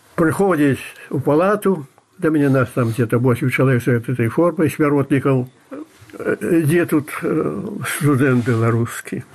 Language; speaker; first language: Russian; non-native, fluent; Belarusian